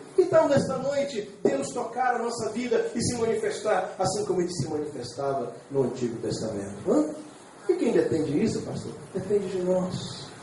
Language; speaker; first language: Portuguese; native; Portuguese